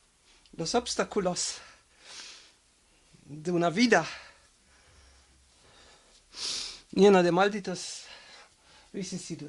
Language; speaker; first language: Spanish; non-native, learner; French